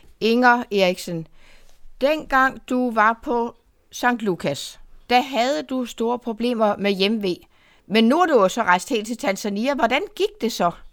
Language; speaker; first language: Danish; native; Danish